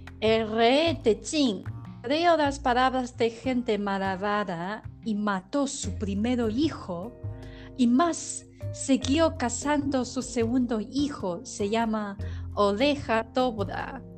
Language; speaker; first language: Spanish; non-native, learner; Chinese